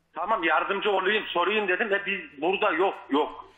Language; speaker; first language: Turkish; native; Turkish